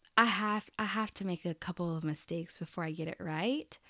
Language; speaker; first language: English; early bilingual, other home language; Haitian Creole